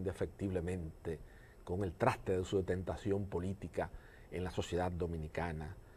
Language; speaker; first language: Spanish; native; Spanish